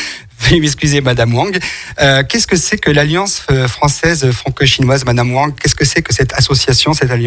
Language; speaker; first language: French; native; French